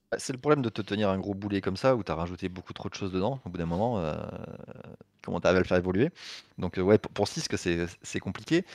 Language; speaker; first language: French; native; French